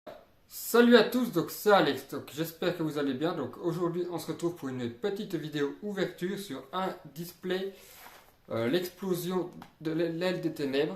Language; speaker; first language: French; native; French